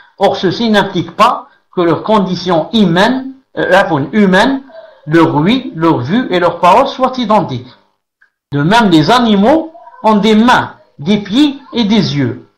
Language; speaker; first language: French; non-native, local second language; Arabic